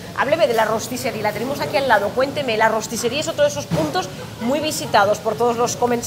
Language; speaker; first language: Spanish; native; Spanish